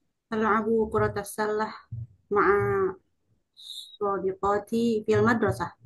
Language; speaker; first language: Arabic; non-native, learner; Indonesian